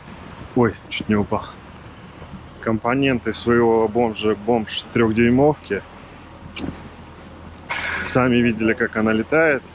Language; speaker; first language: Russian; native; Russian